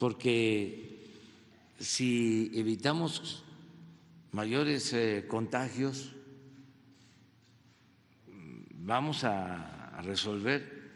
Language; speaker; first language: Spanish; native; Spanish